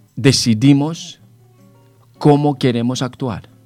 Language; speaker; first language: Spanish; non-native, fluent; Hebrew